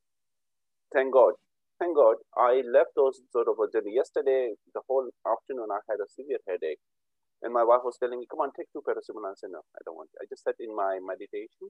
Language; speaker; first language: English; non-native, local second language; Urdu